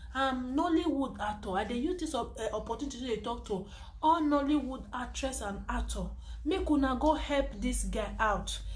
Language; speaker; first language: Nigerian Pidgin; non-native, local second language; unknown